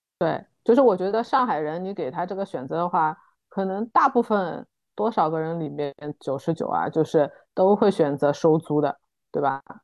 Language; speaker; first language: Chinese; native; Chinese